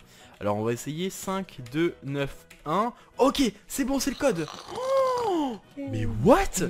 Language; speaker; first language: French; native; French